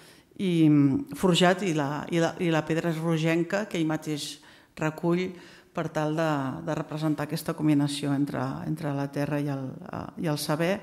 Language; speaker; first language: Catalan; native; Catalan